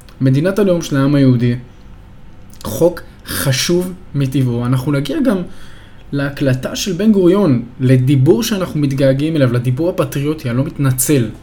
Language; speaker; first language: Hebrew; native; Hebrew